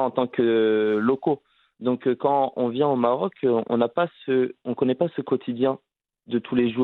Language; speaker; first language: French; early bilingual, other home language; Arabic